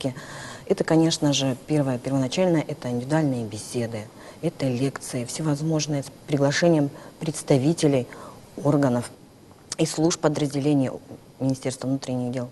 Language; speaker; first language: Russian; native; Russian